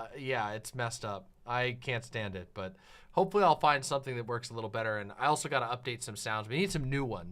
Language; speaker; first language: English; native; English